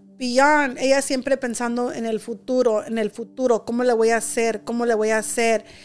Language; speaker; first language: Spanish; early bilingual, heritage; Spanish